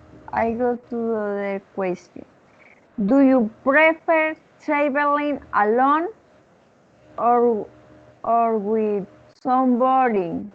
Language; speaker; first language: English; non-native, learner; Spanish